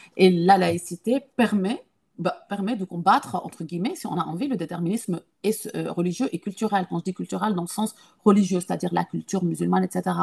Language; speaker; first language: French; non-native, local second language; Arabic